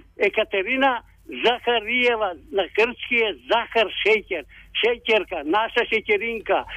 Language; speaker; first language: Macedonian; native; Macedonian